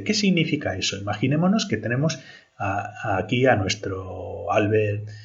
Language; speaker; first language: Spanish; native; Spanish